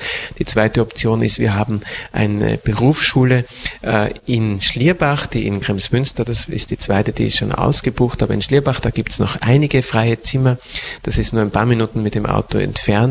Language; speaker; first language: German; native; German